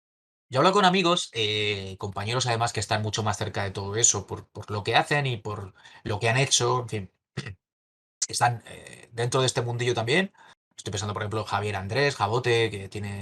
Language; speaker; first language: Spanish; native; Spanish